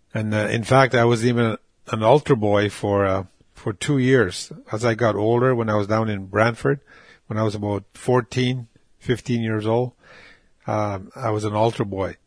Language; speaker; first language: English; non-native, fluent; Cree